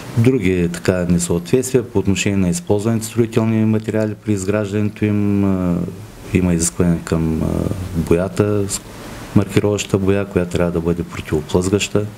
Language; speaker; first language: Bulgarian; native; Bulgarian